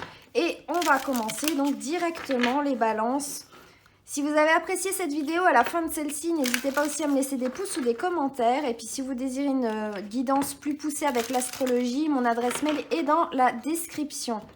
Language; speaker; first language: French; native; French